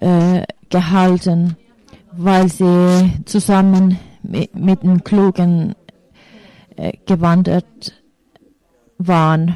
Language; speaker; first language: German; non-native, fluent; Finnish